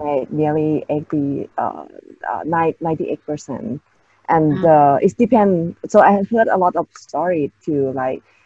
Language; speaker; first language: English; non-native, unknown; Thai